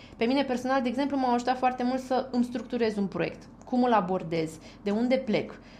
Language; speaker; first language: Romanian; native; Romanian